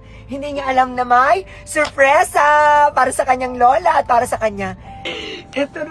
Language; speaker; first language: Filipino; native; Filipino